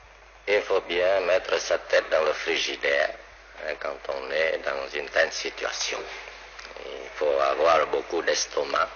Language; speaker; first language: French; non-native, local second language; Vietnamese